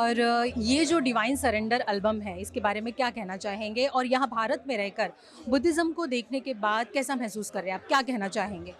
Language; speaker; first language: Hindi; native; Hindi